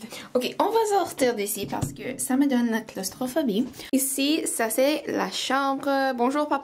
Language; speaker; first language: French; non-native, learner; English